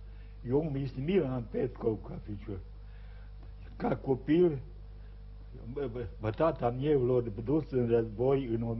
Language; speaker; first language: Romanian; non-native, local second language; Serbian